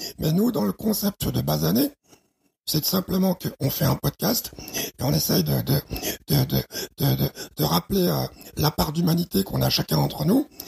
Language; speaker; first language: French; early bilingual, other home language; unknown